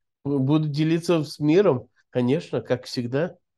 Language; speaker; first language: Russian; early bilingual, heritage; Russian